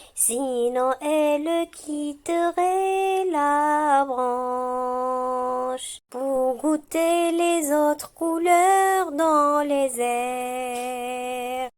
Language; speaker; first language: French; non-native, local second language; Arabic